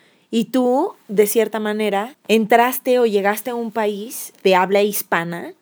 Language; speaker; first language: Spanish; native; Spanish